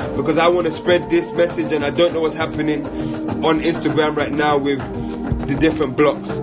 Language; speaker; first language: English; native; English